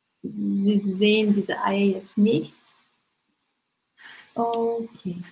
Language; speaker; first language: German; non-native, learner; Russian